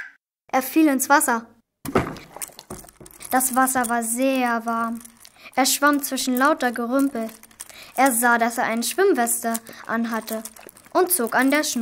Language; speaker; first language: German; native; German